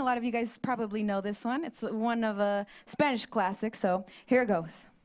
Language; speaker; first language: English; native; English